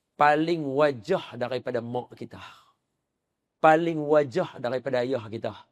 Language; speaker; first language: Malay; native; Malay